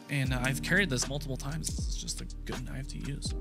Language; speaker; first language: English; native; English